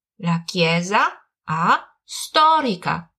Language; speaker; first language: Italian; non-native, fluent; Polish